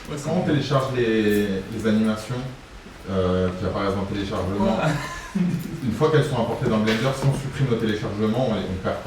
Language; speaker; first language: French; native; French